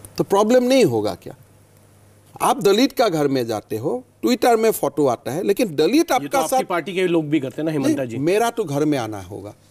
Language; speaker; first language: Hindi; non-native, local second language; Assamese